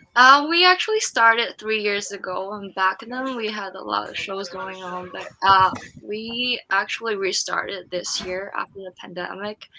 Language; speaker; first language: English; non-native, fluent; Chinese